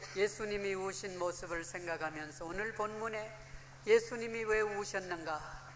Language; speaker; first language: Korean; native; Korean